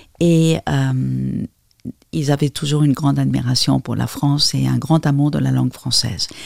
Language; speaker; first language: French; non-native, fluent; Spanish